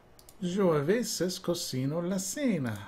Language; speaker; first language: Spanish; non-native, learner; English